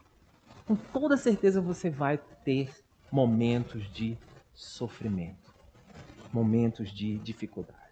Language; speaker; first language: Portuguese; native; Portuguese